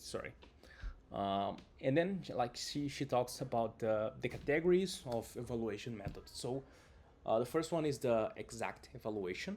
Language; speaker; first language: English; non-native, fluent; Portuguese